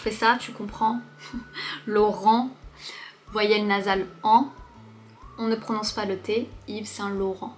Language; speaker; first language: French; native; French